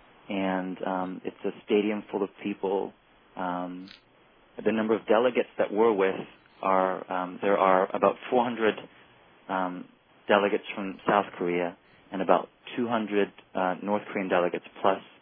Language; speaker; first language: English; native; English